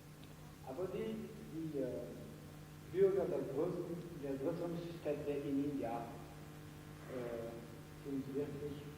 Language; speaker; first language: German; non-native, fluent; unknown